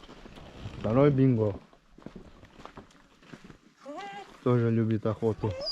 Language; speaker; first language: Russian; non-native, local second language; Kyrgyz